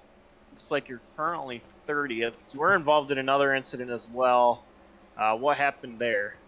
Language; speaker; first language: English; native; English